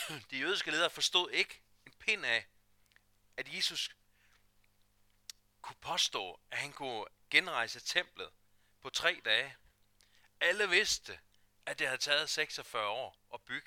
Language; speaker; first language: Danish; native; Danish